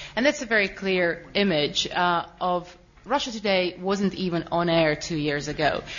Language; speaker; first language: English; non-native, fluent; Russian